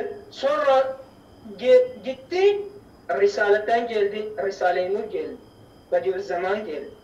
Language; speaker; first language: Turkish; non-native, learner; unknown